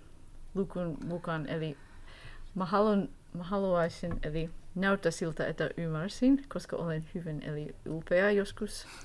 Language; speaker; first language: Finnish; non-native, learner; English